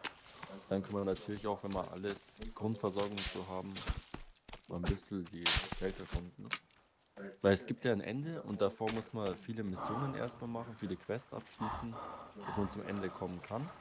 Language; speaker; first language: German; native; German